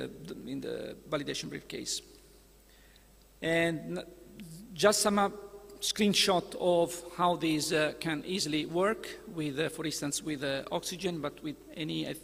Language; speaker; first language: English; non-native, fluent; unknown